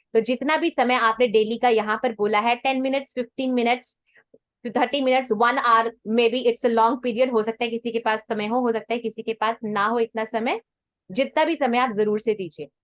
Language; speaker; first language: Hindi; non-native, local second language; Punjabi